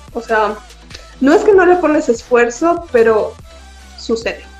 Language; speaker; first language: Spanish; native; Spanish